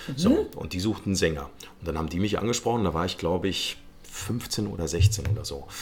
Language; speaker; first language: German; early bilingual, other home language; Arabic